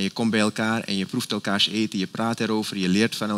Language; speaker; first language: Dutch; native; Dutch